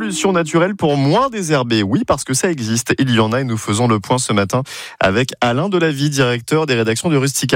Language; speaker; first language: French; native; French